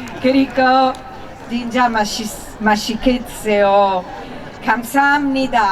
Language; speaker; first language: Korean; non-native, learner; Italian